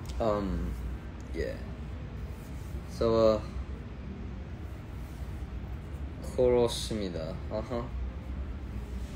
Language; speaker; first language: Korean; early bilingual, heritage; Korean